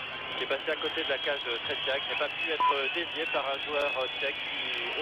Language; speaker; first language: French; native; French